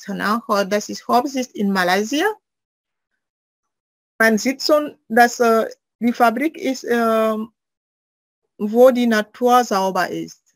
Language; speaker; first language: German; non-native, fluent; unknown